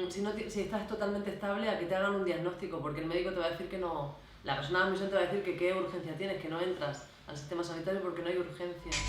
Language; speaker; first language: Spanish; native; Spanish